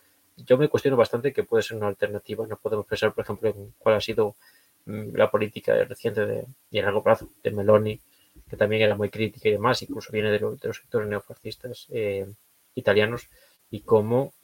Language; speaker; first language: Spanish; native; Spanish